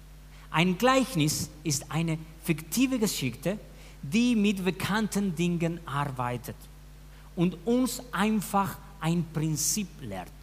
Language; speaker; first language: German; non-native, fluent; Spanish